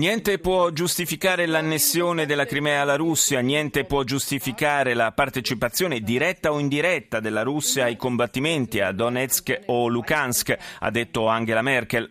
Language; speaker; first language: Italian; native; Italian